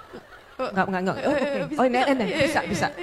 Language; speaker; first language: Indonesian; native; Indonesian